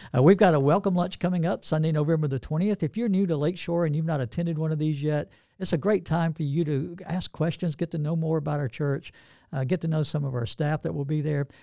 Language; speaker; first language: English; native; English